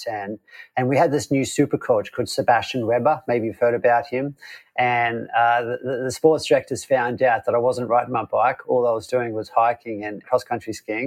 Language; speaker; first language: English; native; English